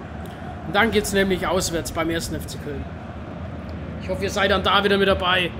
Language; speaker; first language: German; native; German